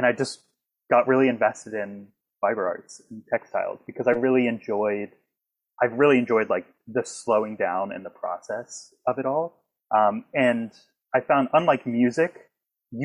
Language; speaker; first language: English; native; English